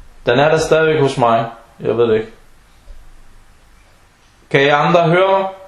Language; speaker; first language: Danish; early bilingual, other home language; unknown